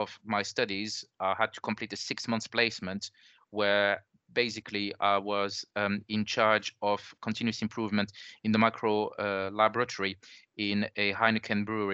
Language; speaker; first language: English; non-native, fluent; French